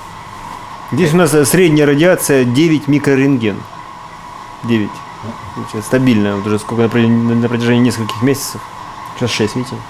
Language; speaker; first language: Russian; native; Russian